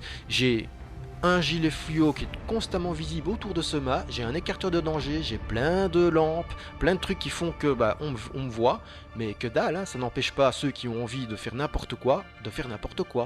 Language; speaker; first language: French; native; French